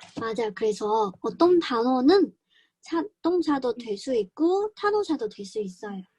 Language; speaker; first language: Korean; non-native, fluent; Chinese